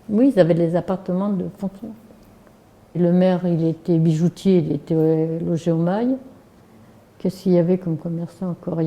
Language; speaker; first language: French; native; French